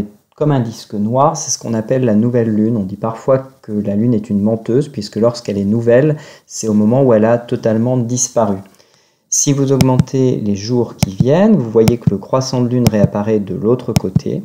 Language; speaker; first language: French; native; French